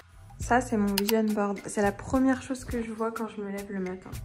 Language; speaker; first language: French; native; French